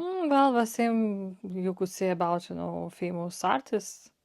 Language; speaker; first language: English; non-native, fluent; Lithuanian